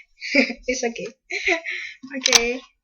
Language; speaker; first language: English; non-native, fluent; Indonesian